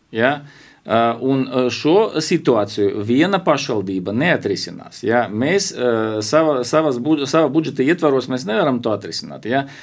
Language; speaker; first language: Latvian; non-native, local second language; Russian